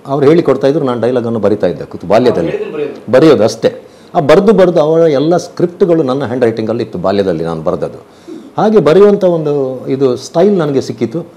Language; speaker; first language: Kannada; non-native, local second language; Tulu